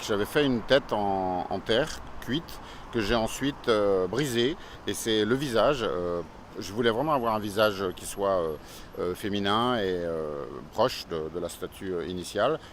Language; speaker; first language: French; native; French